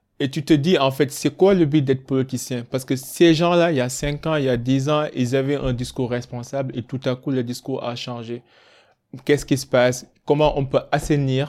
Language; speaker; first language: French; non-native, local second language; Wolof